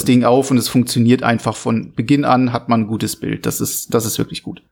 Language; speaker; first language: German; native; German